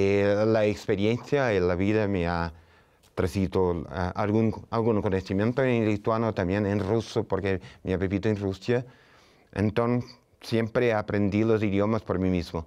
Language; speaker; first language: Spanish; non-native, fluent; Portuguese